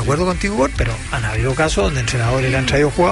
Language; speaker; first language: Spanish; native; Spanish